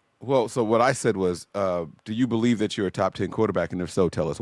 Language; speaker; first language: English; native; English